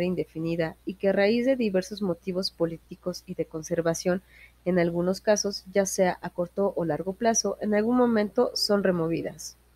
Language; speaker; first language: Spanish; native; Spanish